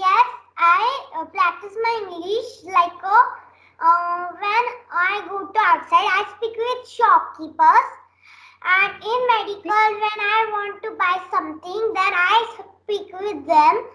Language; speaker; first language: English; non-native, learner; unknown